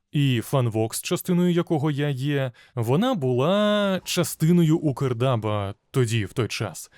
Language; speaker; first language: Ukrainian; non-native, local second language; Russian